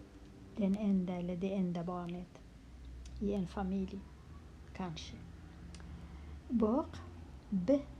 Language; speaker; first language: Swedish; non-native, local second language; Kurdish